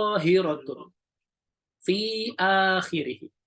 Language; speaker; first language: Arabic; non-native, fluent; Indonesian